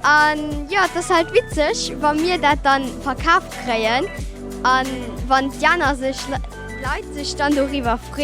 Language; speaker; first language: German; non-native, local second language; Luxembourgish